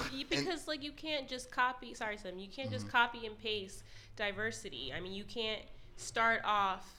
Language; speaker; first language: English; native; English